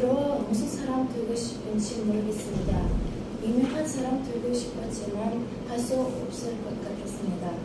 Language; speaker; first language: Korean; non-native, learner; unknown